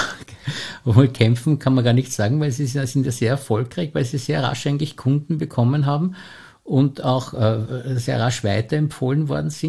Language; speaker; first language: German; native; German